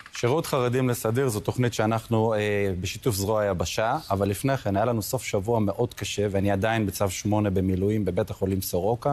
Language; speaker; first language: Hebrew; native; Hebrew